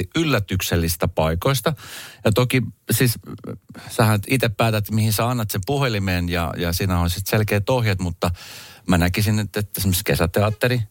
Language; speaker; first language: Finnish; early bilingual, other home language; Spanish